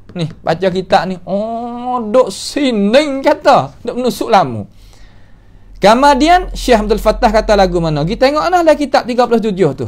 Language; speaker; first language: Malay; native; Malay